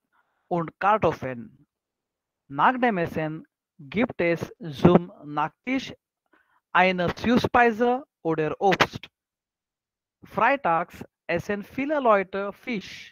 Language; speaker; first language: German; non-native, fluent; Marathi